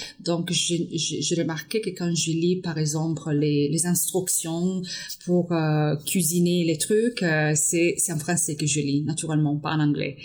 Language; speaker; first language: French; non-native, fluent; Italian